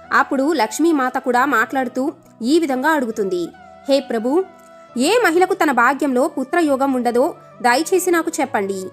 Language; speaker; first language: Telugu; native; Telugu